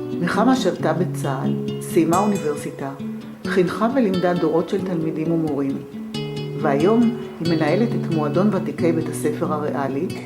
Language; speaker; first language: Hebrew; native; Hebrew